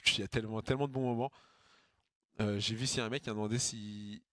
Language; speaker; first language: French; native; French